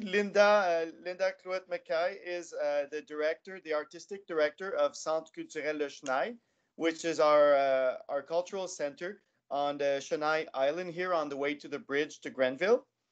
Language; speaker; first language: English; non-native, local second language; French